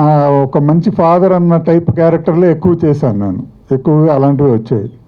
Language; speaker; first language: Telugu; native; Telugu